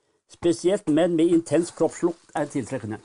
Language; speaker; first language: Norwegian; native; Norwegian